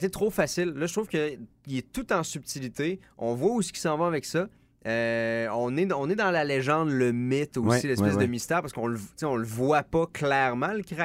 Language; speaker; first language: French; native; French